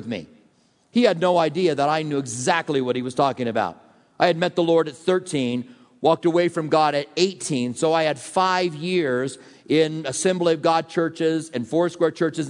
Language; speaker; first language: English; native; English